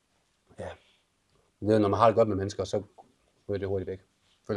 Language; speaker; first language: Danish; native; Danish